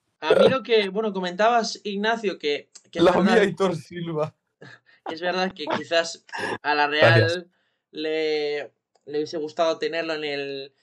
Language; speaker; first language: Spanish; native; Spanish